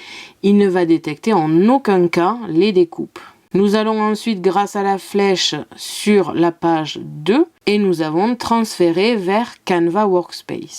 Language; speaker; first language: French; native; French